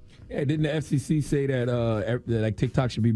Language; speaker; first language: English; native; English